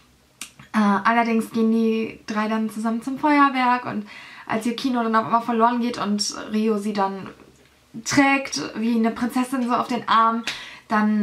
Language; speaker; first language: German; native; German